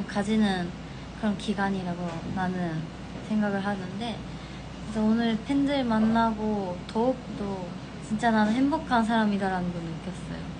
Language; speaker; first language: Korean; non-native, fluent; Japanese